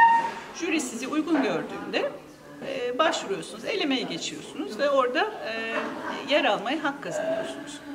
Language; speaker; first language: Turkish; native; Turkish